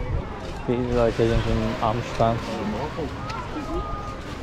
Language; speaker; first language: German; non-native, learner; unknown